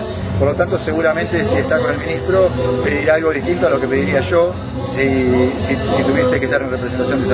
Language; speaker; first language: Spanish; native; Spanish